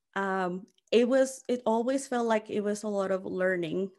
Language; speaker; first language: English; non-native, fluent; Spanish